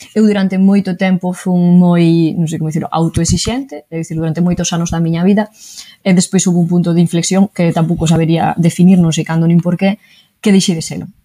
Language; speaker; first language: Galician; native; Galician